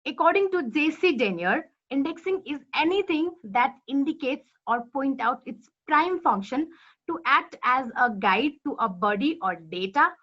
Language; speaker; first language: English; non-native, local second language; Nepali